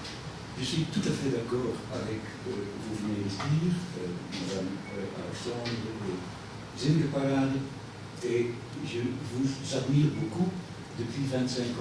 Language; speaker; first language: French; non-native, fluent; Dutch